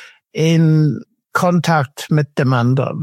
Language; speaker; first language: German; non-native, fluent; English